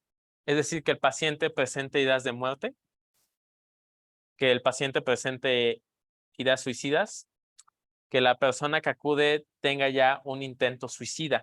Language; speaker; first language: Spanish; native; Spanish